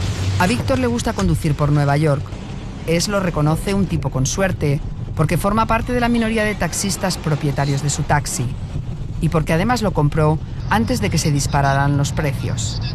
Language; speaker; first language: Spanish; native; Spanish